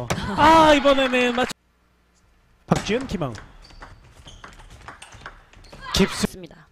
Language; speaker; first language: Korean; native; Korean